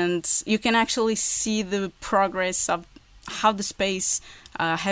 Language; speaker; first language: English; non-native, fluent; Portuguese